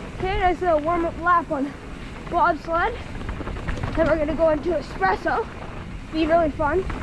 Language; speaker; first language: English; native; English